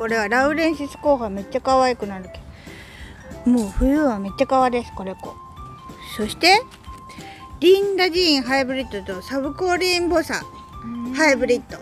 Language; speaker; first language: Japanese; native; Japanese